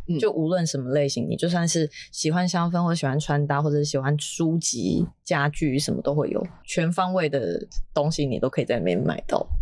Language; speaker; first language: Chinese; native; Chinese